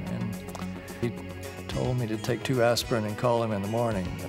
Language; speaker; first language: English; native; English